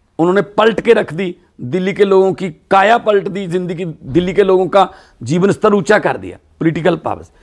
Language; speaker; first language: Hindi; non-native, local second language; Punjabi